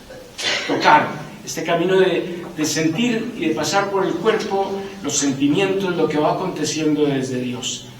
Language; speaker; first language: Spanish; native; Spanish